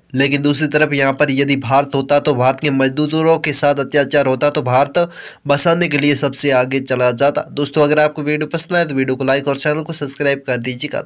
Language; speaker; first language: Hindi; native; Hindi